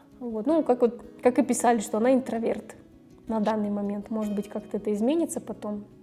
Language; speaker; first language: Russian; native; Russian